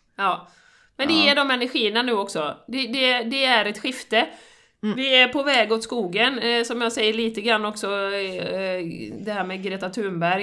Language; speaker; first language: Swedish; native; Swedish